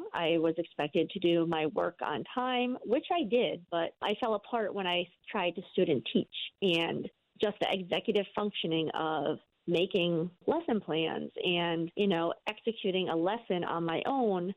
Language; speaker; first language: English; native; English